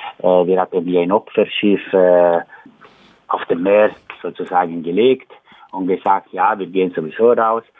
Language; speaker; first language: German; non-native, learner; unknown